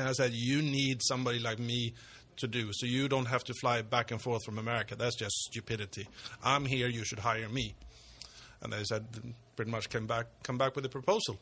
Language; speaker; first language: English; non-native, fluent; Swedish